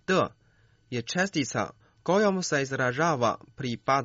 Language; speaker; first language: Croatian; non-native, fluent; Chinese